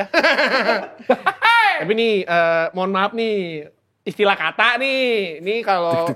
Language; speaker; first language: Indonesian; native; Indonesian